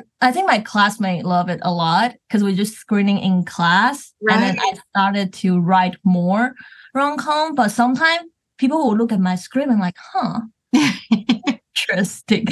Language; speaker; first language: English; non-native, fluent; Chinese